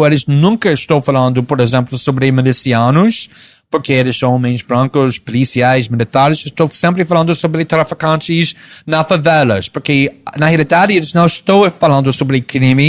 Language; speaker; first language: Portuguese; non-native, fluent; English